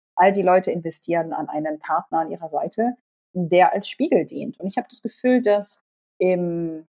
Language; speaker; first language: German; non-native, local second language; Polish